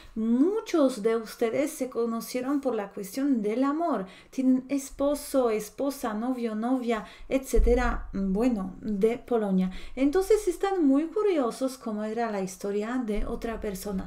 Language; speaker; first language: Spanish; non-native, fluent; Polish